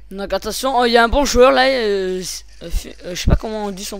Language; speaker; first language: French; native; French